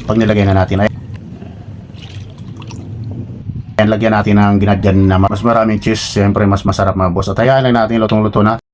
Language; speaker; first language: Filipino; native; Filipino